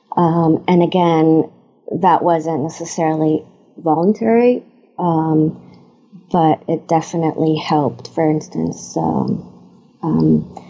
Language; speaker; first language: English; non-native, fluent; Hebrew